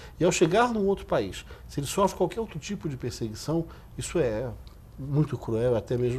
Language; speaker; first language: Portuguese; native; Portuguese